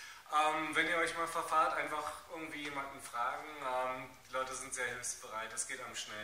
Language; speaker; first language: German; native; German